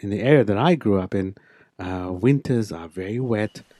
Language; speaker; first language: English; non-native, local second language; Afrikaans